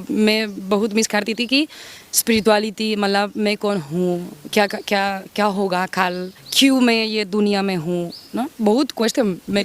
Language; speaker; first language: Hindi; non-native, learner; Spanish